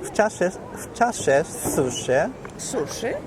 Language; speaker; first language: Polish; non-native, learner; Japanese